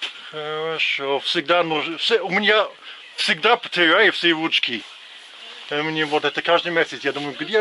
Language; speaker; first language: Russian; non-native, fluent; English